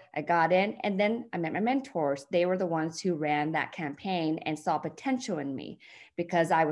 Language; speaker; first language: English; early bilingual, other home language; Vietnamese